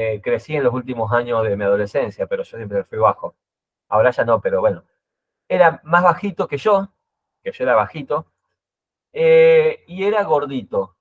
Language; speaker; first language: Spanish; native; Spanish